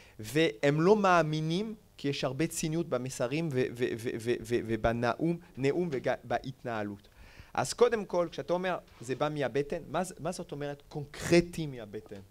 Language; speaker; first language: Hebrew; non-native, fluent; French